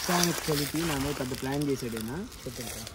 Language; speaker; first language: Telugu; native; Telugu